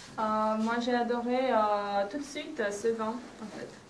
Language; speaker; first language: French; non-native, fluent; Romanian